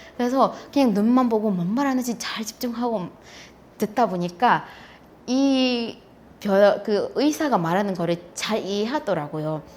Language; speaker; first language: Korean; non-native, fluent; Burmese